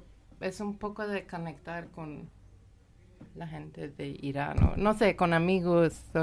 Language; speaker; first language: Spanish; non-native, learner; Persian